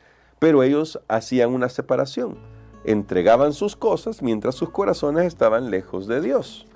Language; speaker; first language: Spanish; native; Spanish